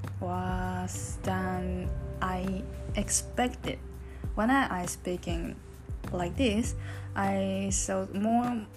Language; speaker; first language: English; non-native, learner; Japanese